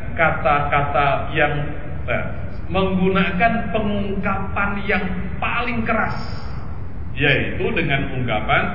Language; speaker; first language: Indonesian; native; Indonesian